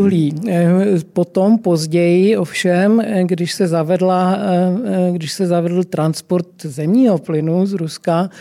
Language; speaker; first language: Czech; native; Czech